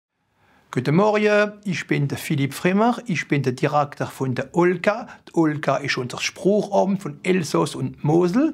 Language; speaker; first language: German; non-native, local second language; French